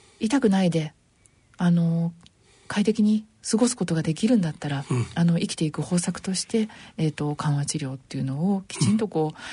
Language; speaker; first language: Japanese; native; Japanese